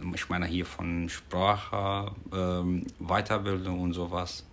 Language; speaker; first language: German; non-native, learner; Arabic